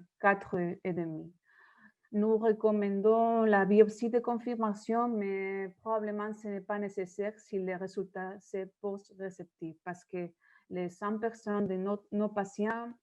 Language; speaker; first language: French; non-native, learner; Spanish